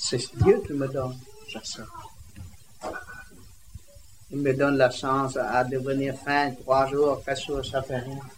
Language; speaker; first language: French; non-native, learner; Vietnamese